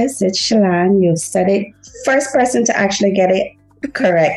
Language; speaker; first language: English; early bilingual, other home language; Haitian Creole